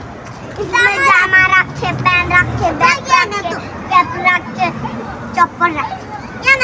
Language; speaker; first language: Hindi; non-native, local second language; Bangla